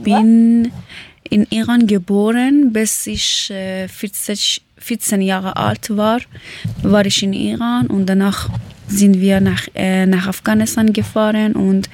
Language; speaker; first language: German; non-native, learner; Persian